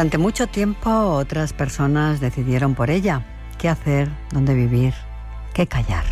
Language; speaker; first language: Spanish; native; Spanish